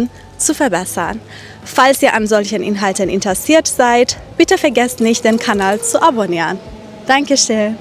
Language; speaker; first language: German; non-native, fluent; Persian